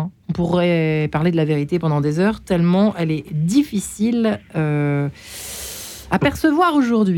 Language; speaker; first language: French; native; French